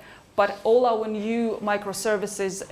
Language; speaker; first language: English; non-native, fluent; Hebrew